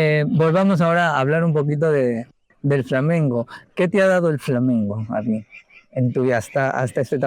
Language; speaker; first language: Spanish; native; Spanish